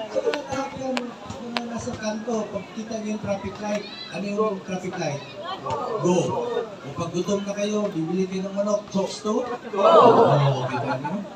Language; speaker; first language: Filipino; non-native, local second language; Cebuano